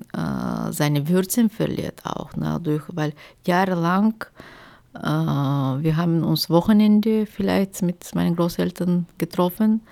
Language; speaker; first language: German; non-native, fluent; Turkish